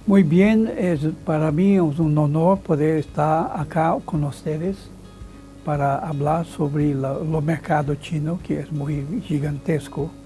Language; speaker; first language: Spanish; non-native, fluent; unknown